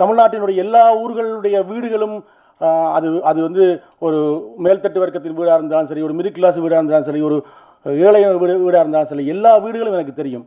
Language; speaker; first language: Tamil; native; Tamil